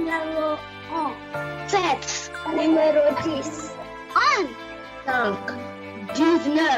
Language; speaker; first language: French; non-native, learner; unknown